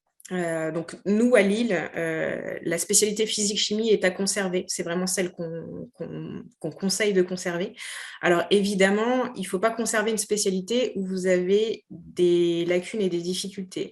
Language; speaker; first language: French; native; French